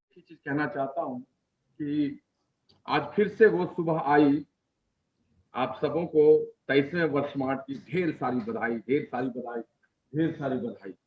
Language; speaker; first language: Hindi; native; Hindi